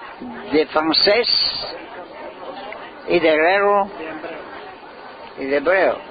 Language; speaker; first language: Spanish; early bilingual, heritage; Ladino